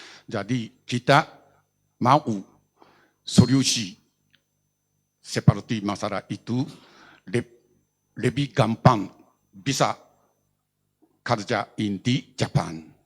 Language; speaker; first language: Indonesian; non-native, learner; Japanese